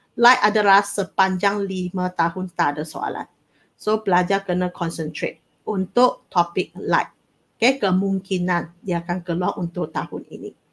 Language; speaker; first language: Malay; non-native, local second language; Cantonese